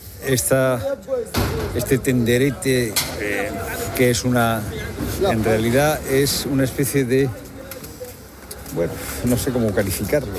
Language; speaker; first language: Spanish; native; Spanish